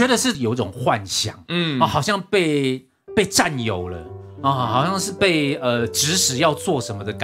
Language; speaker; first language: Chinese; native; Chinese